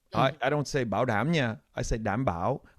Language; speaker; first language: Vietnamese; early bilingual, heritage; English